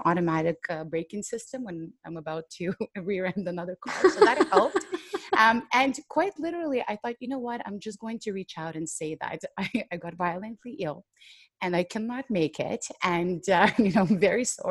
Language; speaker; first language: English; non-native, fluent; Ukrainian